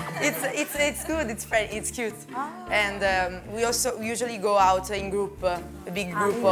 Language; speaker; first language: English; non-native, learner; Italian